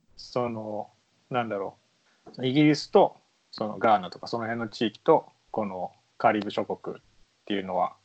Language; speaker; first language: Japanese; native; Japanese